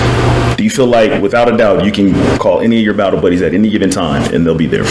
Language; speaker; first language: English; native; English